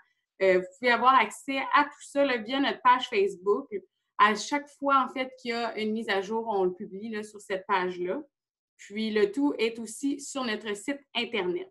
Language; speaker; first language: French; native; French